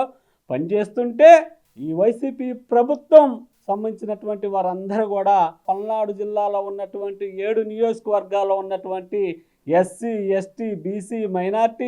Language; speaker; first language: Telugu; native; Telugu